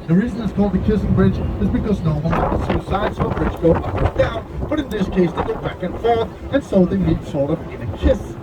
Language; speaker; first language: English; non-native, fluent; Danish